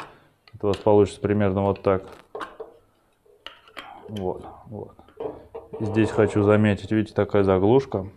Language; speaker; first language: Russian; native; Russian